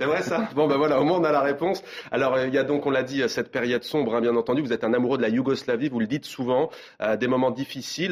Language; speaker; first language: French; native; French